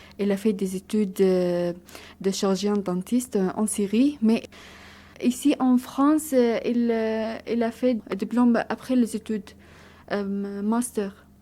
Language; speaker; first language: French; non-native, learner; Arabic